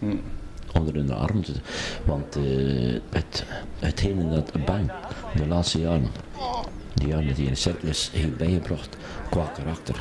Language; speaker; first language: Dutch; native; Dutch